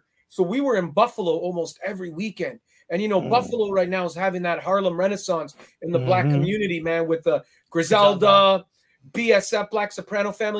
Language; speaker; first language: English; native; English